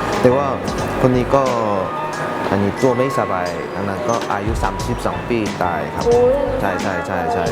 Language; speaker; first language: Thai; non-native, learner; Korean